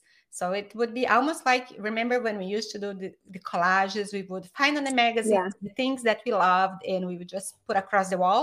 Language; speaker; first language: English; non-native, fluent; Portuguese